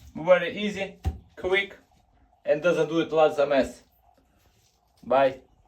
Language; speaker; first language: English; non-native, learner; Ukrainian